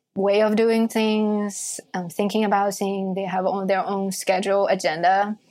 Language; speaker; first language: English; non-native, fluent; Chinese